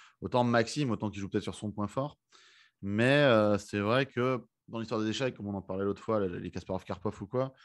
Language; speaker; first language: French; native; French